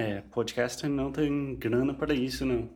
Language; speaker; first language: Portuguese; non-native, fluent; English